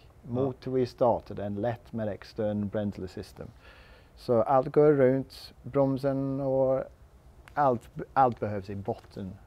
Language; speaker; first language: Swedish; non-native, learner; English